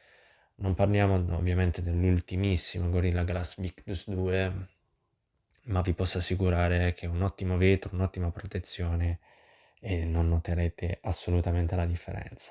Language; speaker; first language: Italian; native; Italian